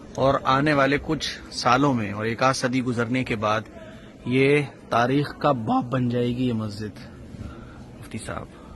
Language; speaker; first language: Urdu; native; Urdu